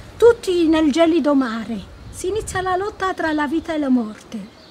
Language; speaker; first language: Italian; non-native, fluent; Tigrinya